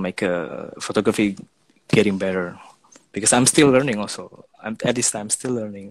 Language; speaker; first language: English; non-native, fluent; Indonesian